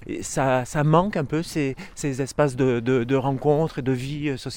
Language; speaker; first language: French; native; French